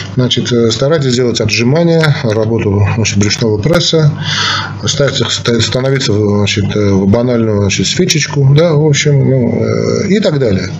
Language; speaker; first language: Russian; non-native, local second language; Armenian